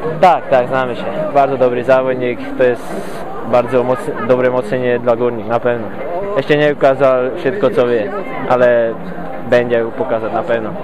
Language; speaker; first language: Polish; non-native, learner; Slovak